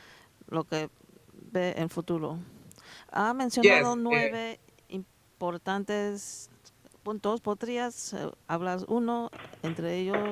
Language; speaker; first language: Spanish; non-native, learner; Chinese